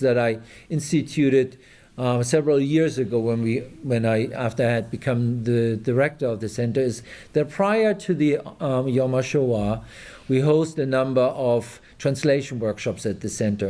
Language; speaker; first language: English; non-native, fluent; German